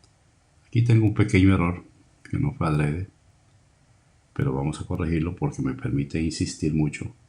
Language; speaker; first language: Spanish; native; Spanish